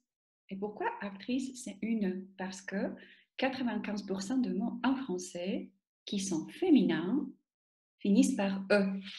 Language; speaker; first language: French; non-native, fluent; Slovak